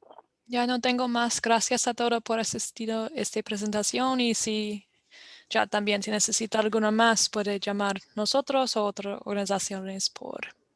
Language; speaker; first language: Spanish; non-native, fluent; English